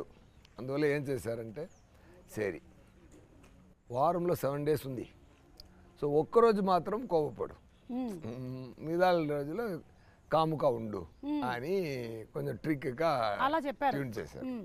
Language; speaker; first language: Telugu; non-native, learner; Tamil